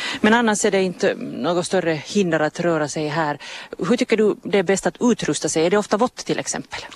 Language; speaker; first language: Swedish; native; Swedish